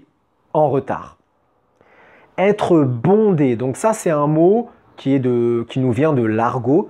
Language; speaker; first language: French; native; French